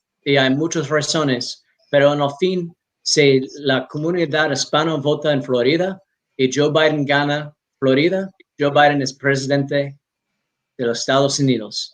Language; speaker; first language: Spanish; non-native, learner; English